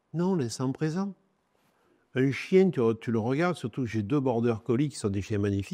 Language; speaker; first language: French; native; French